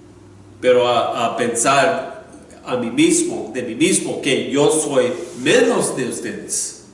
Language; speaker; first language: Spanish; non-native, learner; English